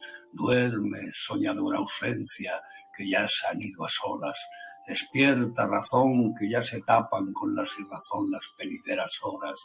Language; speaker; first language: Spanish; native; Spanish